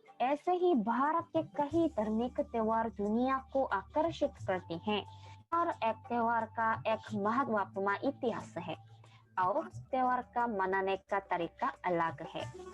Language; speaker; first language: Hindi; non-native, learner; Korean